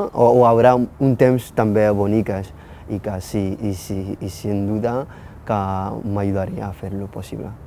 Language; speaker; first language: Catalan; non-native, fluent; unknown